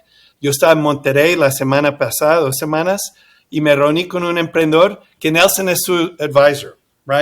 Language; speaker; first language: Spanish; early bilingual, heritage; English